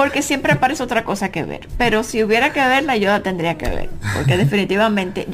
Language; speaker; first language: Spanish; native; Spanish